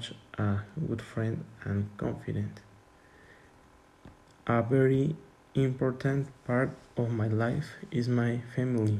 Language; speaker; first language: English; non-native, learner; Spanish